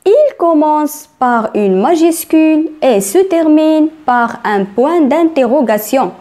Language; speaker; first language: French; non-native, local second language; Arabic